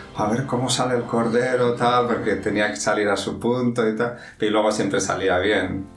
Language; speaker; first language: Spanish; native; Spanish